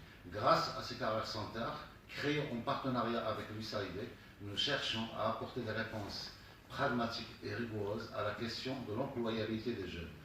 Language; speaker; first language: French; native; French